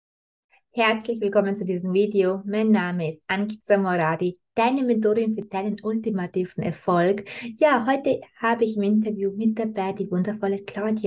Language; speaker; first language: German; native; German